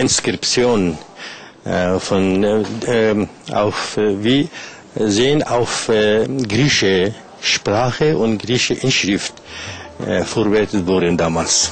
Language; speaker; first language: German; non-native, learner; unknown